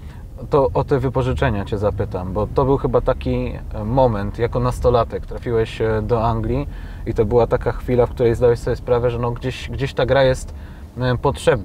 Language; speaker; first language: Polish; native; Polish